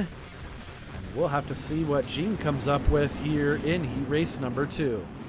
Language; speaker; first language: English; native; English